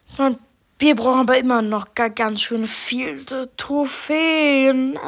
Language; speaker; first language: German; native; German